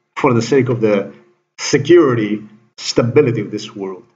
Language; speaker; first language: English; non-native, fluent; Slovenian